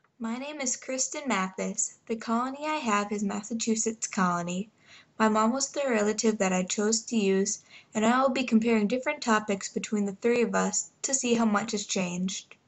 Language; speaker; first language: English; native; English